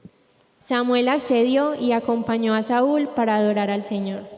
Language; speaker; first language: Spanish; native; Spanish